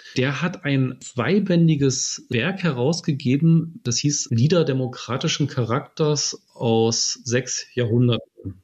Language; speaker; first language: German; native; German